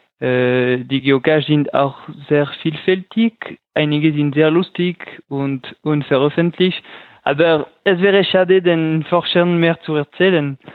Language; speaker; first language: German; non-native, local second language; French